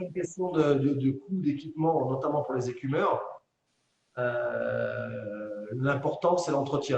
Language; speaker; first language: French; native; French